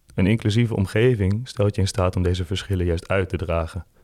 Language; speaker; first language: Dutch; native; Dutch